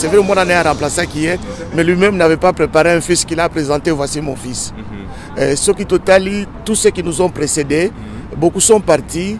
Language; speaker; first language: French; non-native, local second language; Lingala